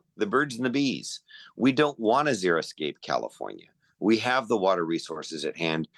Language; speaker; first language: English; native; English